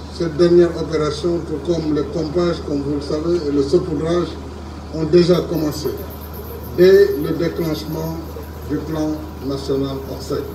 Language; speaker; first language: French; non-native, local second language; Wolof